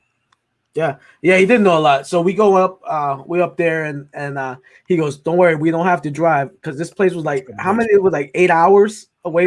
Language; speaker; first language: English; native; English